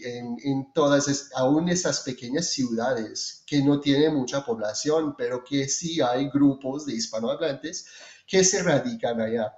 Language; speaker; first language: Spanish; non-native, fluent; French